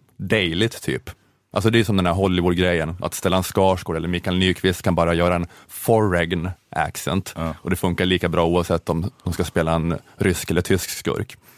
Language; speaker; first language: Swedish; native; Swedish